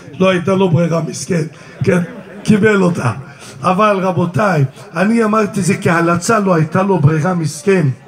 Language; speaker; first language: Hebrew; early bilingual, other home language; Arabic